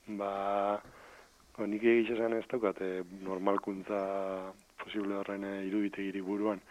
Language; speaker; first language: Basque; native; Basque